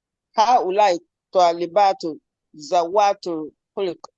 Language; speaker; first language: Arabic; non-native, learner; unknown